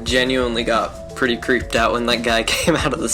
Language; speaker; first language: English; native; English